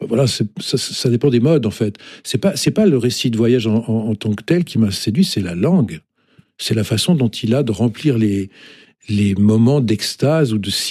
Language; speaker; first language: French; native; French